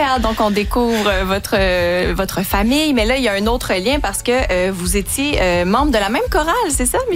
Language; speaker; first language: French; native; French